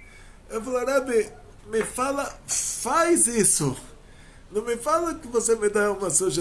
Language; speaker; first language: Portuguese; native; Portuguese